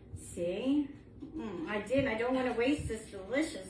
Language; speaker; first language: English; native; English